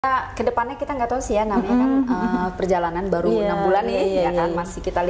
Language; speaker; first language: Indonesian; native; Indonesian